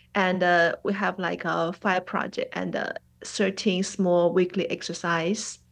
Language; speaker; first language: English; non-native, fluent; Chinese